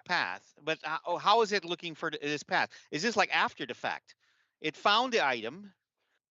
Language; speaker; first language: English; native; English